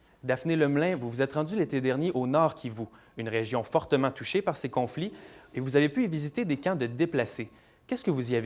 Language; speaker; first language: French; native; French